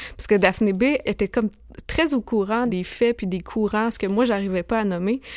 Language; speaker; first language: French; native; French